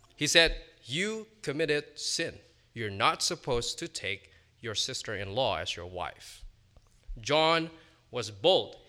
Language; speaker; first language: English; non-native, fluent; Indonesian